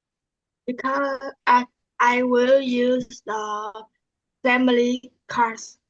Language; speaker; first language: English; non-native, learner; Vietnamese